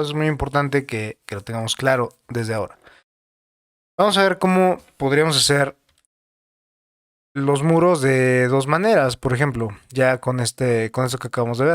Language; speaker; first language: Spanish; native; Spanish